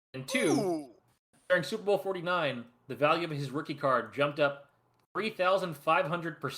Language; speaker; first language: English; native; English